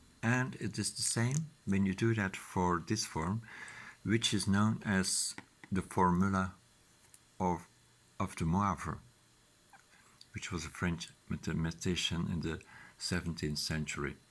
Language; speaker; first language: English; non-native, fluent; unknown